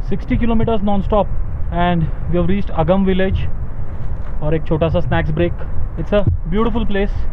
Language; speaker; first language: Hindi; non-native, local second language; Marathi